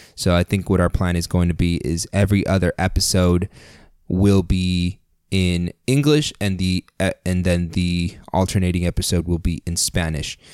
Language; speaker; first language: English; early bilingual, other home language; Spanish